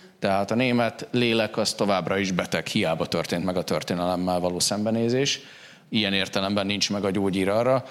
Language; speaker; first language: Hungarian; native; Hungarian